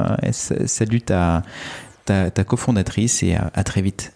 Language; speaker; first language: French; native; French